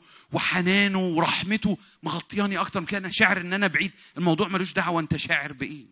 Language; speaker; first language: Arabic; native; Arabic